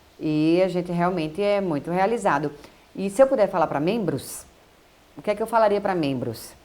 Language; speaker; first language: Portuguese; native; Portuguese